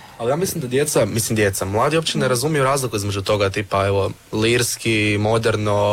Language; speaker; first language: Serbian; native; Serbian